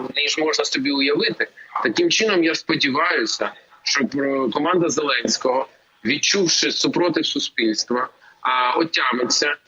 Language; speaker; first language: Ukrainian; native; Ukrainian